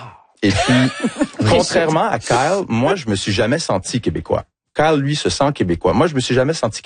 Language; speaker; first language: French; early bilingual, heritage; French